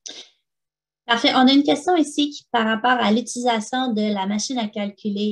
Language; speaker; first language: French; native; French